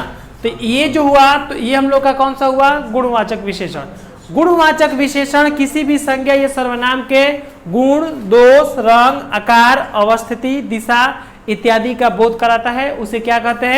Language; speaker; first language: Hindi; non-native, local second language; Bhojpuri